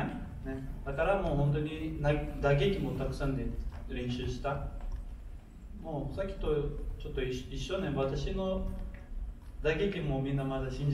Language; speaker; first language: Japanese; non-native, learner; Portuguese